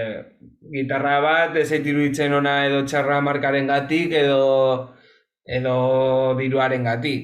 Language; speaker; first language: Basque; non-native, local second language; Spanish